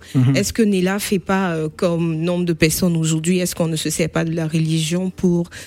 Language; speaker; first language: French; native; French